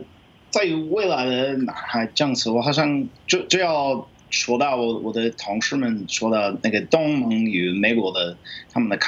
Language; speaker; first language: Chinese; non-native, fluent; English